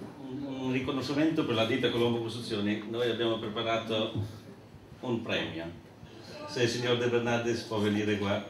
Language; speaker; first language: Italian; non-native, fluent; Albanian